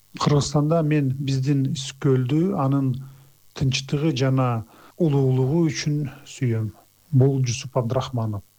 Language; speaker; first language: Kyrgyz; non-native, local second language; Azerbaijani